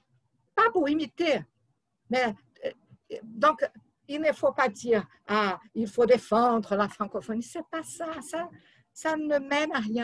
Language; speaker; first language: French; non-native, fluent; Portuguese